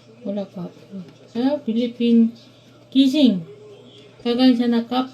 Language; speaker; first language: Filipino; non-native, learner; Korean